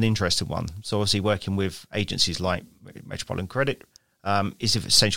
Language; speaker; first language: English; native; English